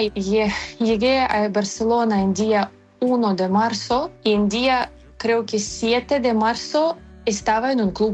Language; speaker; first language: Spanish; non-native, fluent; Ukrainian